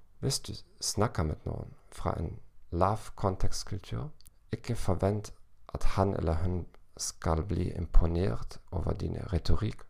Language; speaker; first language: Norwegian; non-native, learner; German